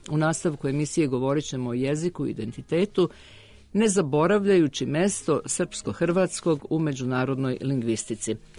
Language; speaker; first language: Serbian; native; Serbian